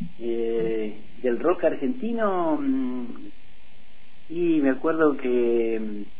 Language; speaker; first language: Spanish; native; Spanish